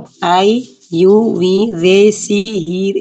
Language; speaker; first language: English; non-native, learner; Indonesian